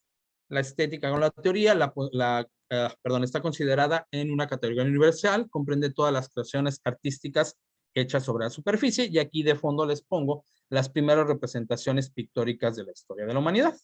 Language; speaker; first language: Spanish; native; Spanish